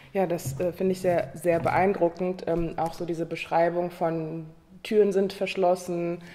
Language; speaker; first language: German; native; German